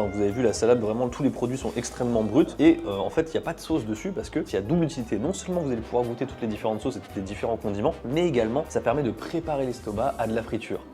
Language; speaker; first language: French; native; French